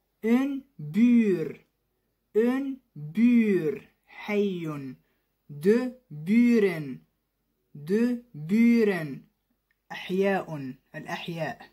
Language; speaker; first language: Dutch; non-native, fluent; Arabic